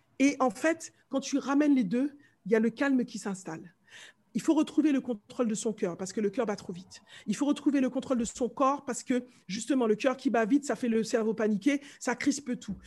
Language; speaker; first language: French; native; French